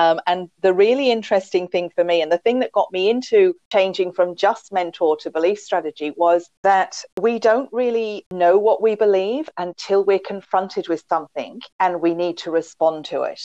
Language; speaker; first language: English; native; English